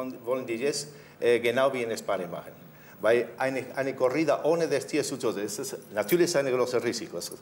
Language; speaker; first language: German; non-native, fluent; Spanish